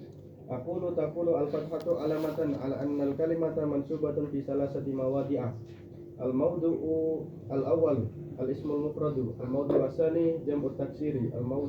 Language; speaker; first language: Arabic; non-native, learner; Indonesian